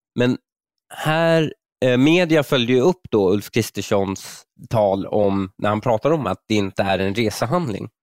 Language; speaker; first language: Swedish; early bilingual, other home language; Persian